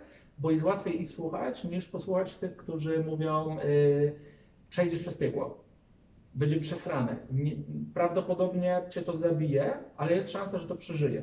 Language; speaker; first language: Polish; native; Polish